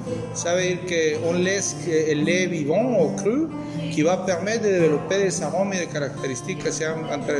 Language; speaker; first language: French; non-native, fluent; Spanish